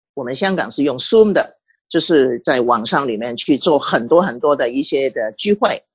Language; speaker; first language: Chinese; non-native, local second language; Cantonese